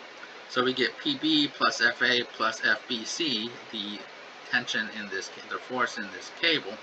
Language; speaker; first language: English; native; English